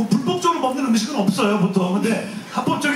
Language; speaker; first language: Korean; native; Korean